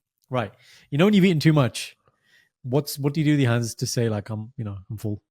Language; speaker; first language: English; early bilingual, other home language; Punjabi